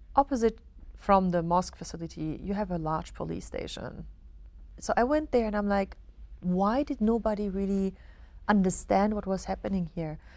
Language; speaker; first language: English; non-native, fluent; Arabic